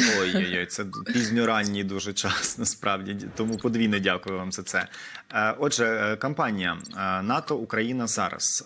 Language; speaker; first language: Ukrainian; native; Ukrainian